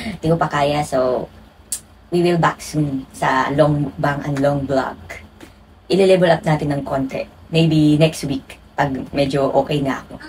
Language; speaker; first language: Filipino; native; Filipino